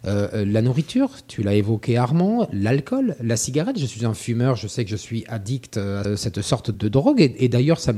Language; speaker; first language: French; native; French